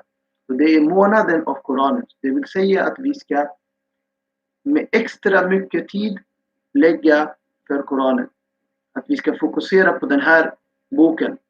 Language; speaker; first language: Swedish; non-native, fluent; Urdu